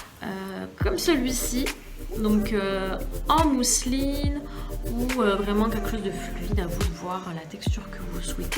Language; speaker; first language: French; native; French